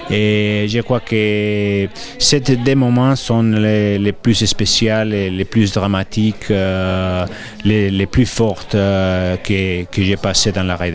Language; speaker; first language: French; non-native, fluent; Spanish